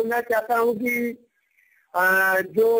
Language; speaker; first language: Hindi; native; Hindi